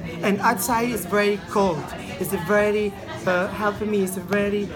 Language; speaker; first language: English; non-native, learner; Italian